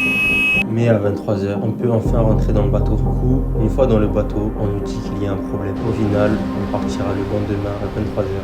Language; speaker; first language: French; native; French